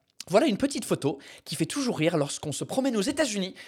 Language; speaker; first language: French; non-native, fluent; English